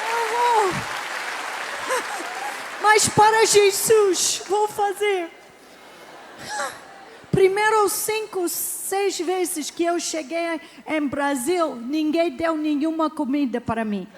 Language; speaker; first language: Portuguese; non-native, learner; English